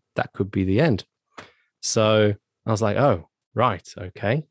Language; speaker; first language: English; native; English